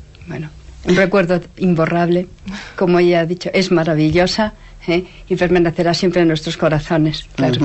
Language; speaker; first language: Spanish; native; Spanish